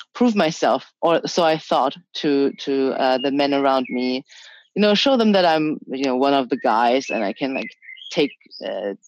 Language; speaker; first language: English; early bilingual, other home language; Chinese